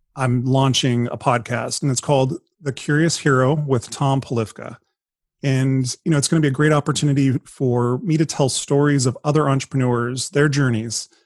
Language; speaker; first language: English; native; English